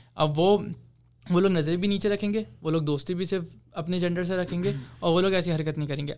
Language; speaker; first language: Urdu; early bilingual, heritage; Urdu